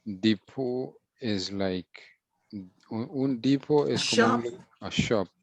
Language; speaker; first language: Spanish; non-native, fluent; English